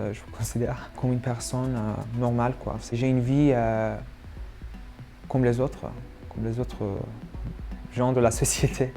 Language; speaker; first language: French; non-native, fluent; Persian